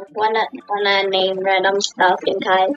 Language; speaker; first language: English; non-native, fluent; Thai